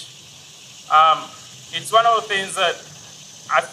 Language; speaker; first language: English; non-native, local second language; Ganda